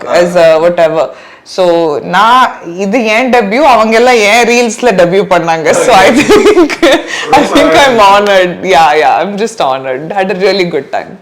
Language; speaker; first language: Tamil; non-native, learner; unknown